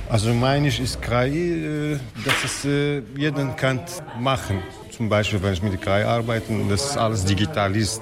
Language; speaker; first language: German; non-native, learner; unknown